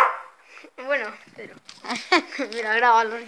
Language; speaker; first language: Spanish; native; Spanish